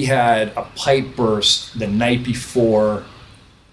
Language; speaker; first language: English; native; English